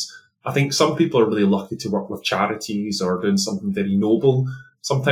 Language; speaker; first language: English; native; English